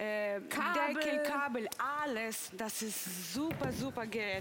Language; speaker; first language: German; non-native, learner; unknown